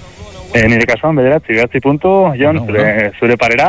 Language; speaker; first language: Basque; native; Basque